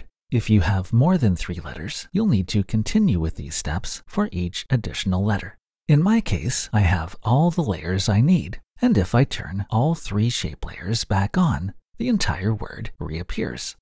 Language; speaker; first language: English; native; English